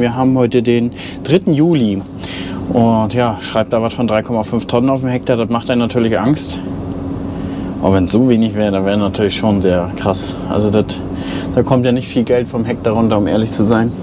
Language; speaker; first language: German; native; German